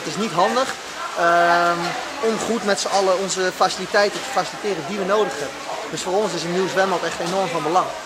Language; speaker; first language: Dutch; native; Dutch